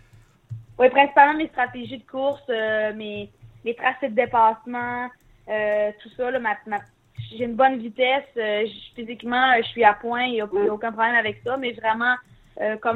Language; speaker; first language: French; native; French